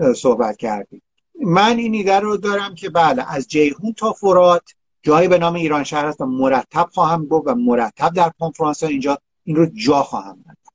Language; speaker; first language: Persian; native; Persian